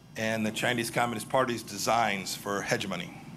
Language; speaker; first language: English; native; English